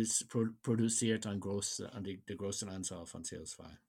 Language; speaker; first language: German; non-native, fluent; English